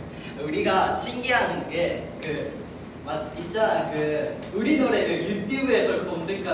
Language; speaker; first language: Korean; non-native, fluent; Japanese